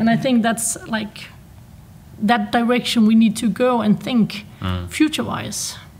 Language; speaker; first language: English; non-native, fluent; Danish